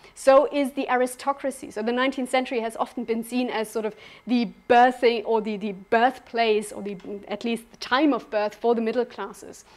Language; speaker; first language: English; non-native, fluent; German